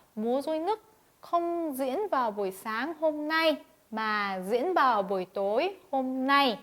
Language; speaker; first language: Vietnamese; non-native, fluent; Korean